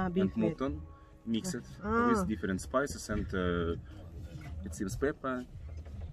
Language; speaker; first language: English; non-native, learner; Russian